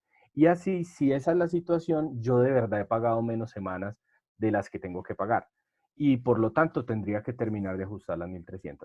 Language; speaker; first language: Spanish; native; Spanish